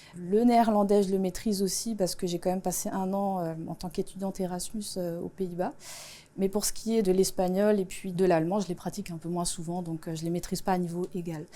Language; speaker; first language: French; non-native, local second language; Swiss German